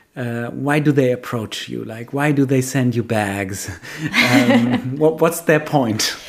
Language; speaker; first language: English; non-native, fluent; German